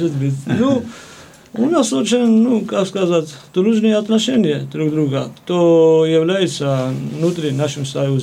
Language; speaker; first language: Russian; non-native, fluent; Georgian